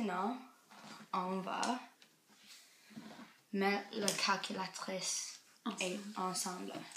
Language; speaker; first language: French; non-native, learner; English